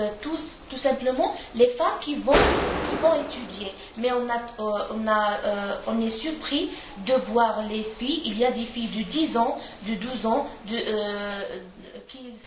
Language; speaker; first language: French; non-native, learner; Arabic